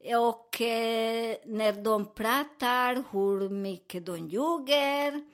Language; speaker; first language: Swedish; non-native, fluent; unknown